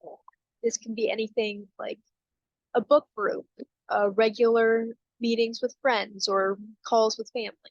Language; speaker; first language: English; native; English